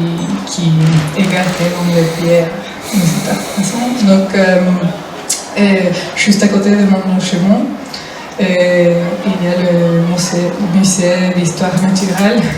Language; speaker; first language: French; non-native, fluent; Spanish